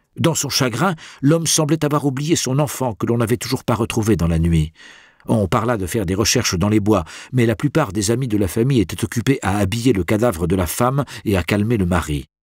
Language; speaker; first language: French; native; French